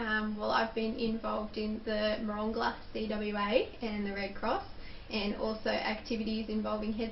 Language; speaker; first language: English; native; English